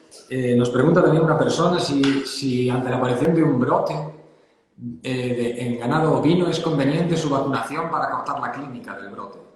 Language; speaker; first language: Spanish; native; Spanish